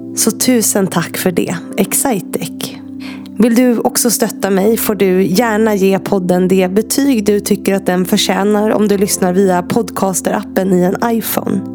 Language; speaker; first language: Swedish; native; Swedish